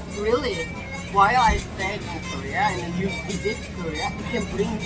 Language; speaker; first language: English; non-native, learner; Korean